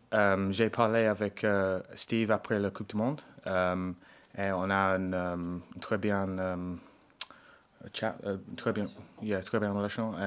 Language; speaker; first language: French; non-native, learner; English